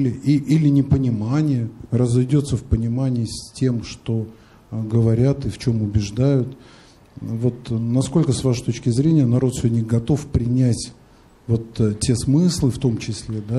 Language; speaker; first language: Russian; native; Russian